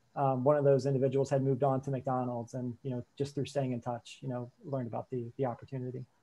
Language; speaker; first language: English; native; English